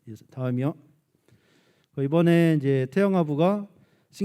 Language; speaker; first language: Korean; native; Korean